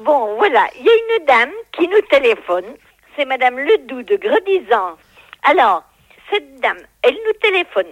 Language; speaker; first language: French; native; French